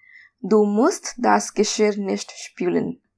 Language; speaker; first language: German; non-native, fluent; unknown